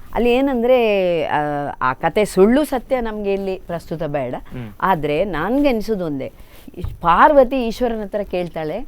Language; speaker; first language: Kannada; non-native, local second language; Tulu